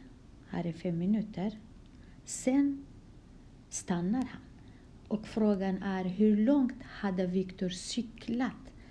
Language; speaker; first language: Swedish; non-native, fluent; Kurdish